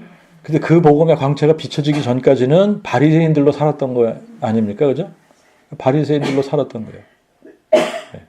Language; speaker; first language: Korean; native; Korean